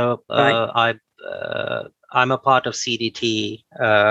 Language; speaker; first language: English; non-native, local second language; Urdu